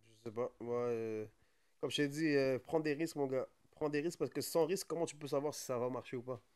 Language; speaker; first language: French; early bilingual, other home language; Arabic